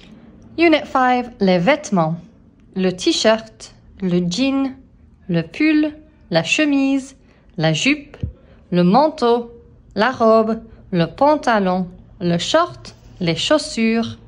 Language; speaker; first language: French; non-native, fluent; English